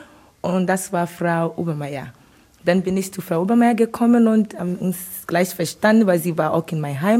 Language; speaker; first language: German; non-native, learner; Akan